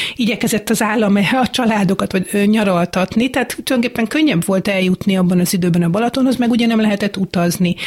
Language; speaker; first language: Hungarian; native; Hungarian